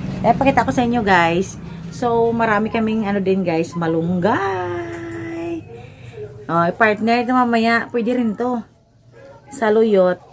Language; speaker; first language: Filipino; non-native, local second language; Hiligaynon